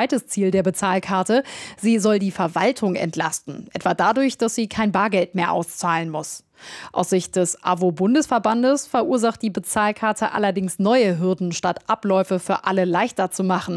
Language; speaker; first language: German; native; German